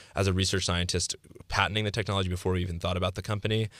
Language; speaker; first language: English; early bilingual, other home language; Greek